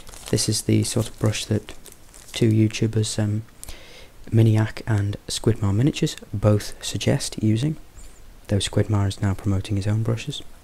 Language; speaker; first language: English; native; English